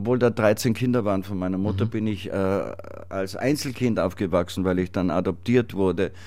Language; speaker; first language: German; native; German